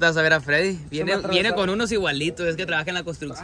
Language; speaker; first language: Spanish; early bilingual, heritage; Spanish